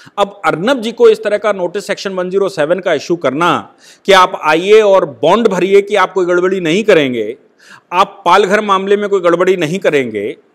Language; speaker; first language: Hindi; native; Hindi